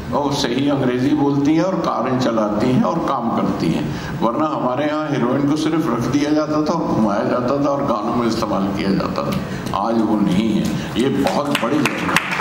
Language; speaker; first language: Hindi; native; Hindi